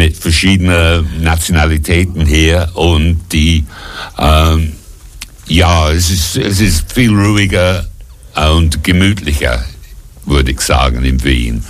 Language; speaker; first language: German; non-native, fluent; English